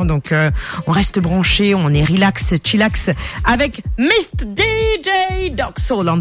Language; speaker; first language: French; non-native, local second language; Morisyen